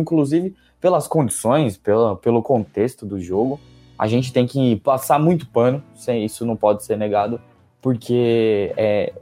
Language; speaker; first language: Portuguese; native; Portuguese